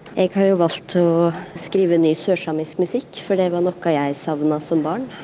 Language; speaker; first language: Norwegian; native; Norwegian